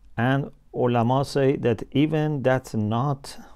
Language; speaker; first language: English; non-native, fluent; Persian